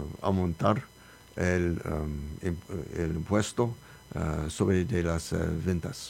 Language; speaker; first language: Spanish; non-native, learner; English